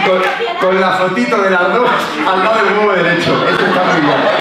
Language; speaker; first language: Spanish; native; Spanish